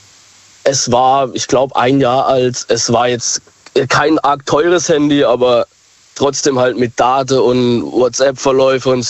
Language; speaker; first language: German; native; German